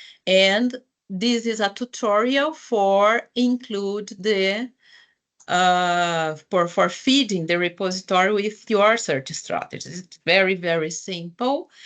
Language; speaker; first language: English; non-native, fluent; Portuguese